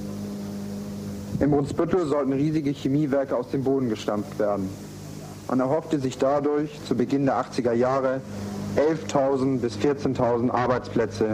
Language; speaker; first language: German; native; German